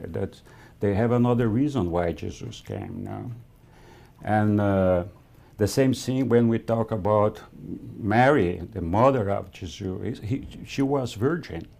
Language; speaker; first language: English; non-native, fluent; Spanish